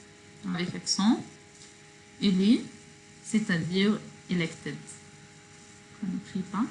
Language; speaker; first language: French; non-native, fluent; Arabic